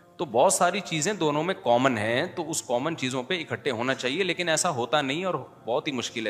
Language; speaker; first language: Urdu; native; Urdu